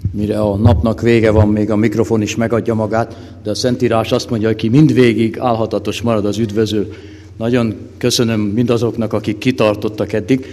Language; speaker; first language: Hungarian; native; Hungarian